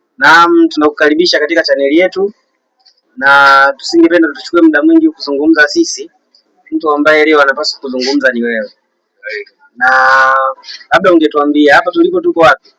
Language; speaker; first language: Swahili; native; Swahili